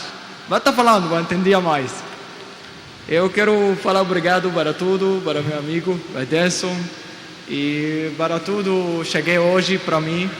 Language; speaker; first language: Portuguese; non-native, learner; Arabic